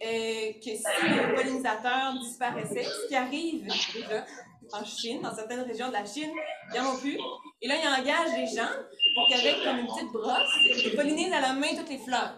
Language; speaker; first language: French; native; French